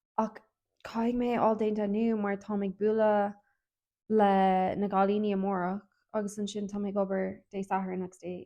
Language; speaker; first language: Irish; non-native, local second language; English